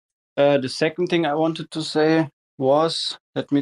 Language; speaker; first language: English; non-native, fluent; German